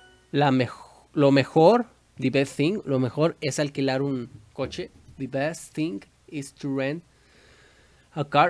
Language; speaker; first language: English; non-native, learner; Spanish